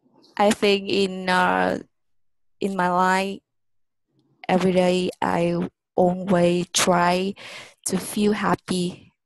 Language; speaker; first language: English; non-native, learner; Vietnamese